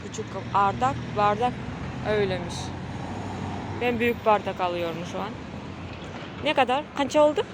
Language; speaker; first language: Turkish; non-native, learner; Kyrgyz